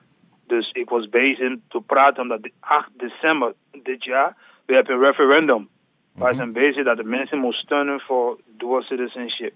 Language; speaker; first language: Dutch; non-native, learner; English